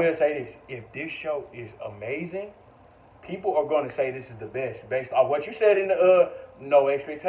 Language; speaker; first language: English; native; English